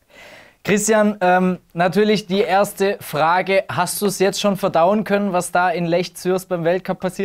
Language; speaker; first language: German; native; German